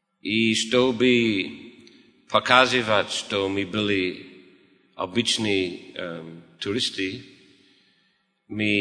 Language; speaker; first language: Russian; non-native, fluent; English